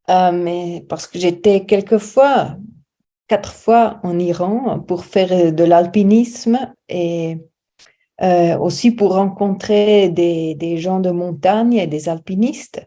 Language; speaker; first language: French; non-native, fluent; German